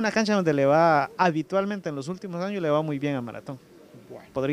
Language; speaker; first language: Spanish; native; Spanish